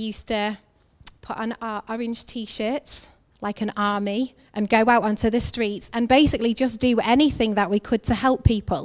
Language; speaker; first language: English; native; English